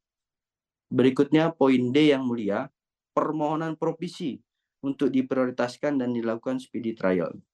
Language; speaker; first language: Indonesian; native; Indonesian